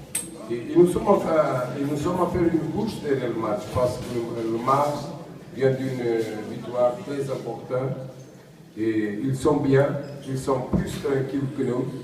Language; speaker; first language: French; non-native, learner; Portuguese